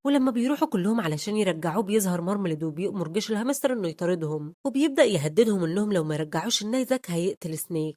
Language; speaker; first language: Arabic; native; Arabic